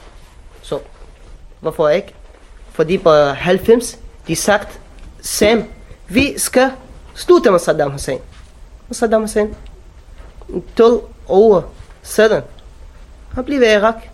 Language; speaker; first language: Danish; non-native, learner; Arabic